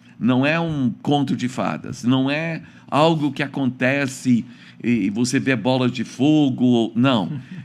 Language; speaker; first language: Portuguese; early bilingual, other home language; English